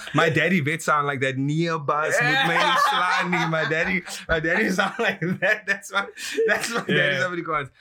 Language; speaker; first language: English; native; English